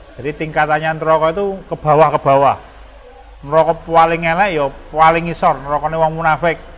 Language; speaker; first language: Indonesian; non-native, local second language; Javanese